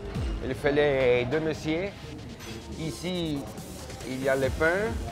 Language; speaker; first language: French; non-native, learner; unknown